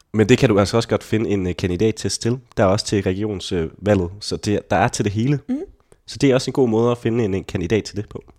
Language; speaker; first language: Danish; native; Danish